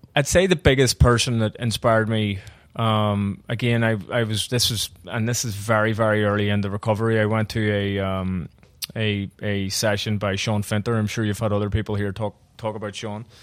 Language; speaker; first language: English; native; English